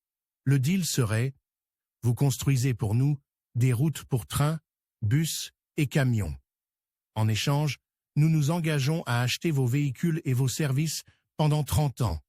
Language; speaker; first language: French; non-native, local second language; Haitian Creole